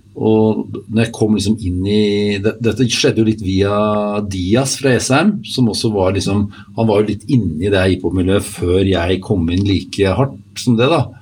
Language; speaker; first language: Norwegian; native; Norwegian